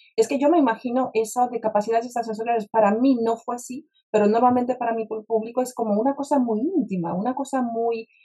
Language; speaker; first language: Spanish; non-native, fluent; Polish